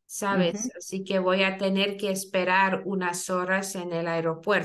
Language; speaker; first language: Spanish; non-native, fluent; Lithuanian